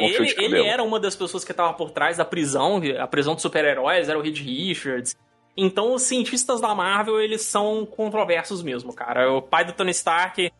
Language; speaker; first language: Portuguese; native; Portuguese